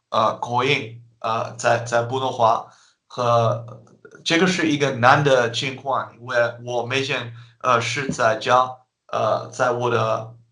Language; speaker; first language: Chinese; non-native, learner; Dutch